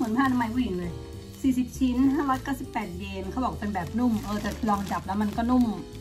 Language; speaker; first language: Thai; native; Thai